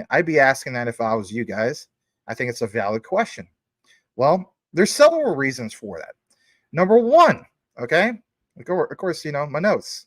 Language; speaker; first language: English; native; English